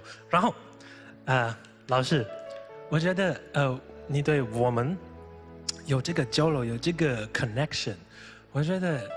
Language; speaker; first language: Chinese; early bilingual, heritage; Chinese